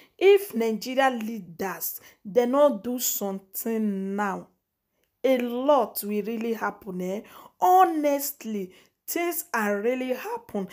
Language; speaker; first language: Nigerian Pidgin; non-native, local second language; Igbo